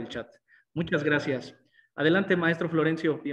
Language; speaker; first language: Spanish; native; Spanish